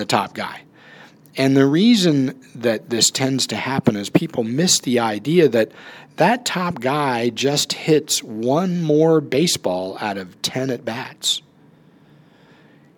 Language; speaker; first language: English; native; English